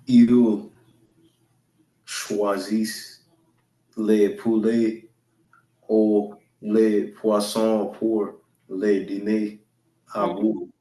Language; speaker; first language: French; non-native, learner; English